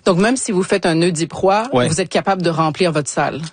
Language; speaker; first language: French; native; French